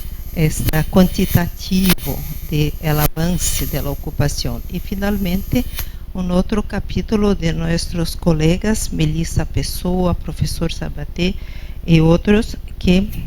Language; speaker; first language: Spanish; non-native, fluent; Portuguese